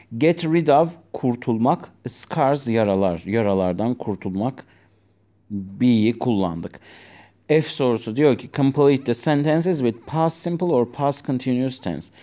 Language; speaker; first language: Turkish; non-native, fluent; Azerbaijani